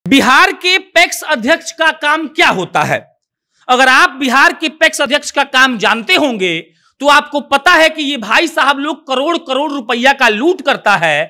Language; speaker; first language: Hindi; native; Hindi